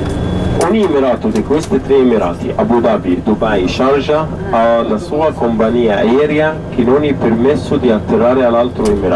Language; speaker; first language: Italian; non-native, fluent; Arabic